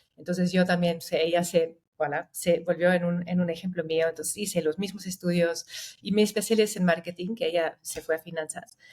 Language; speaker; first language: Spanish; non-native, fluent; German